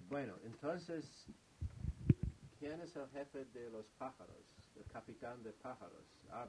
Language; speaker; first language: Spanish; non-native, fluent; English